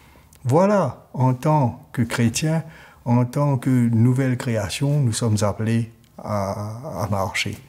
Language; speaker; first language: French; native; French